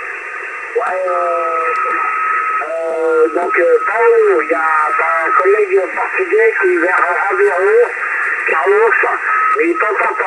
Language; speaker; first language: French; native; French